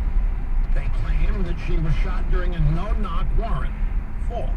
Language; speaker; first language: English; native; English